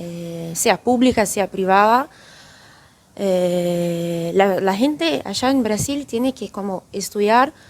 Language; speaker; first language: Spanish; non-native, fluent; Portuguese